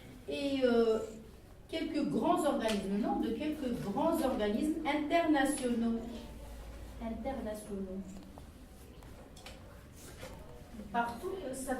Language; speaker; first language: French; non-native, local second language; Arabic